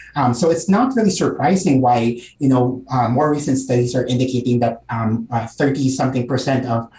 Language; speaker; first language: English; non-native, local second language; Filipino